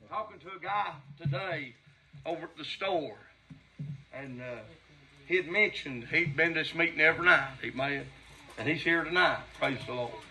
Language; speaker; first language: English; native; English